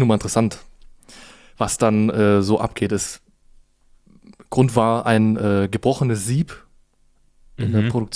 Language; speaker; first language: German; native; German